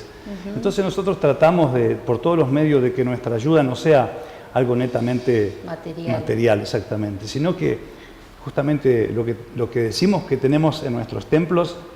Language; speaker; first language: Spanish; native; Spanish